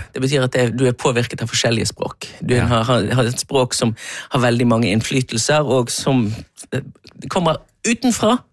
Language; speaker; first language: Norwegian; native; Norwegian